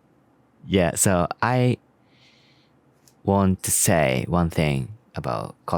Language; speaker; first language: English; non-native, learner; Japanese